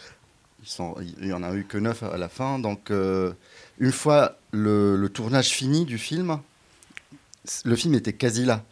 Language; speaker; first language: French; non-native, local second language; Arabic